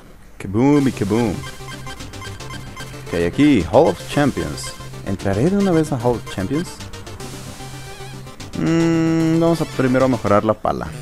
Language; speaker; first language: Spanish; native; Spanish